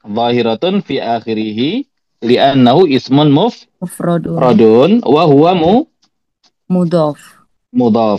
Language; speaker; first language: Arabic; non-native, fluent; Indonesian